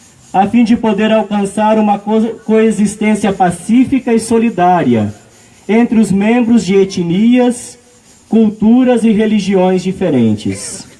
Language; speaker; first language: Portuguese; native; Portuguese